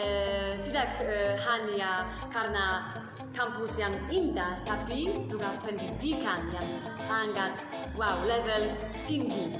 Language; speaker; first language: Indonesian; non-native, learner; Polish